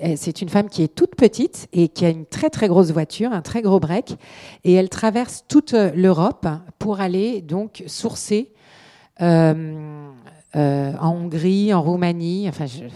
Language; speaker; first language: French; native; French